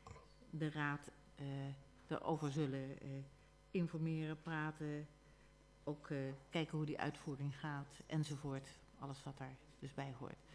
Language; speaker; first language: Dutch; native; Dutch